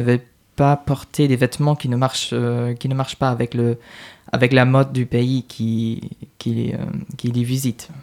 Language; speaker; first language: French; non-native, fluent; German